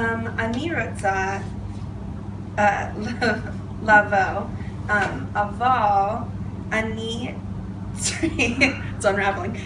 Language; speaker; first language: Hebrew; non-native, learner; English